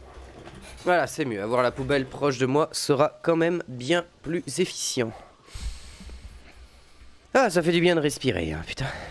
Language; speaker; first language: French; native; French